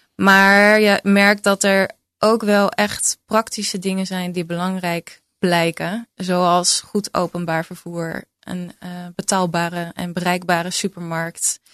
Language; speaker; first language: Dutch; native; Dutch